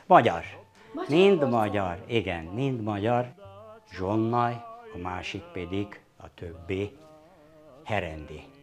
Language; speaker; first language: Hungarian; non-native, fluent; Turkish